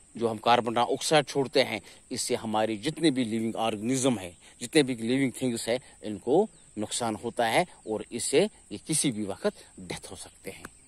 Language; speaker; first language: Urdu; non-native, local second language; Kashmiri